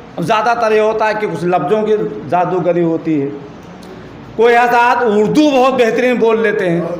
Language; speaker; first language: Urdu; native; Urdu